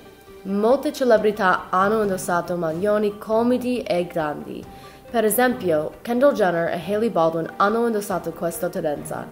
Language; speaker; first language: Italian; non-native, learner; English